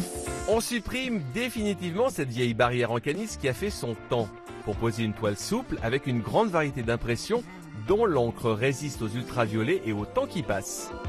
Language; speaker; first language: French; native; French